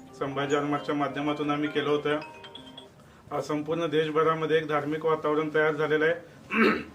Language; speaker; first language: Marathi; native; Marathi